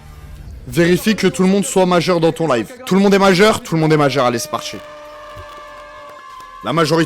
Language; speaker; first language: French; native; French